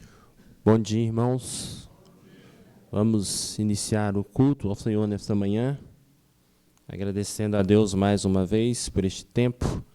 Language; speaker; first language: Portuguese; native; Portuguese